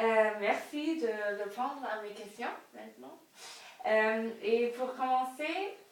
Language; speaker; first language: French; non-native, learner; German